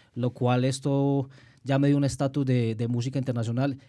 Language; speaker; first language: Spanish; native; Spanish